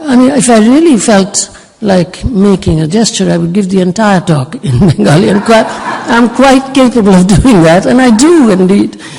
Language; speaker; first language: English; non-native, local second language; Bangla